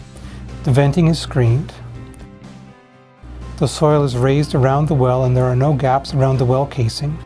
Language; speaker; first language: English; native; English